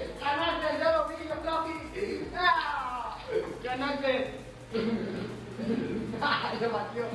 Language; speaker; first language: Spanish; native; Spanish